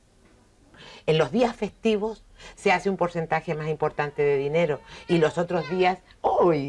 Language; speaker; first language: Spanish; native; Spanish